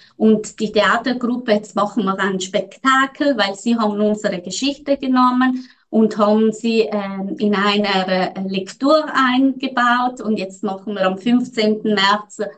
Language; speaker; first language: German; non-native, local second language; Italian